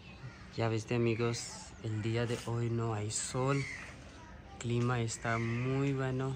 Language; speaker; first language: Spanish; non-native, learner; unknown